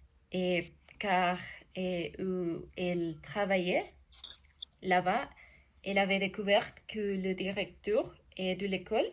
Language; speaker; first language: French; non-native, learner; Spanish